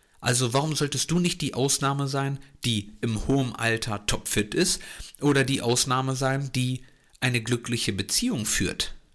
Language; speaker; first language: German; native; German